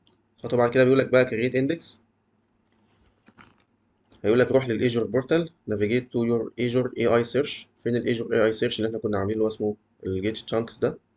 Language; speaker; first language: Arabic; native; Arabic